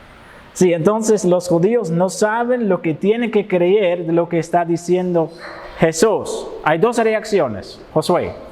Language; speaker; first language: Spanish; non-native, fluent; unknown